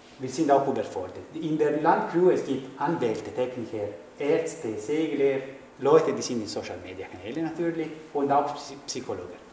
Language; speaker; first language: German; non-native, fluent; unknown